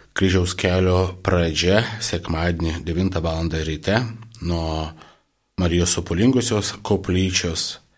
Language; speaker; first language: Lithuanian; non-native, local second language; Polish